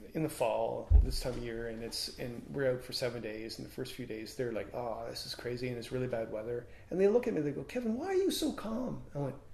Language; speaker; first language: English; native; English